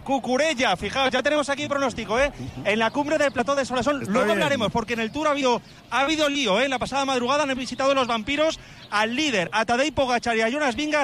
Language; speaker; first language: Spanish; native; Spanish